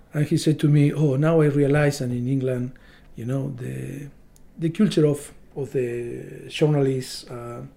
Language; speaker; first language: English; non-native, learner; Spanish